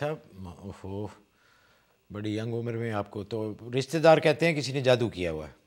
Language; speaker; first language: Urdu; native; Urdu